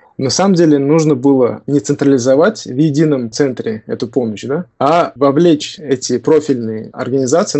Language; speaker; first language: Russian; non-native, local second language; Tajik